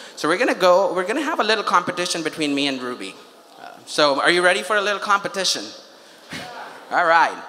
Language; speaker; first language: English; non-native, local second language; Urdu